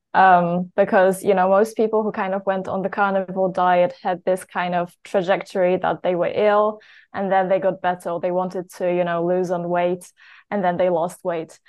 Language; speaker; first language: English; non-native, fluent; Polish